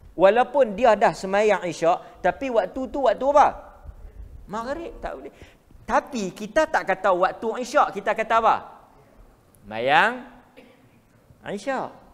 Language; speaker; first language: Malay; native; Malay